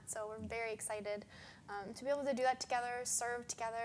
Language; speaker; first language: English; native; English